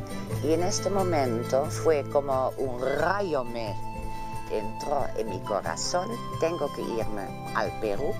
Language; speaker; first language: Spanish; non-native, fluent; Dutch